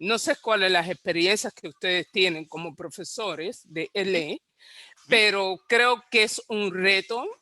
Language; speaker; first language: Spanish; non-native, fluent; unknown